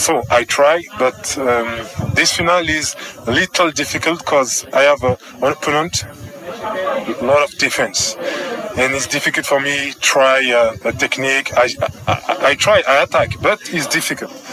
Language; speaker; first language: English; non-native, learner; French